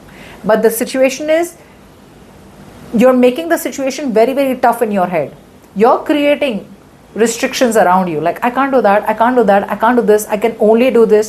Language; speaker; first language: English; non-native, local second language; Hindi